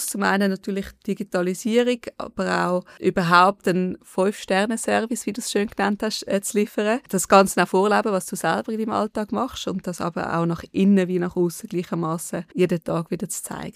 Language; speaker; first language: German; native; German